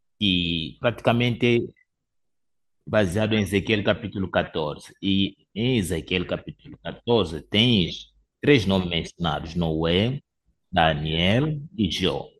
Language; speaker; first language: Portuguese; non-native, fluent; English